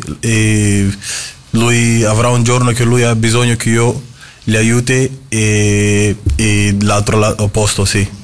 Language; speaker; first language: Italian; non-native, fluent; Portuguese